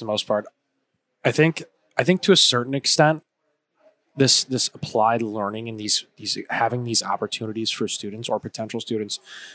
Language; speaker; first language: English; native; English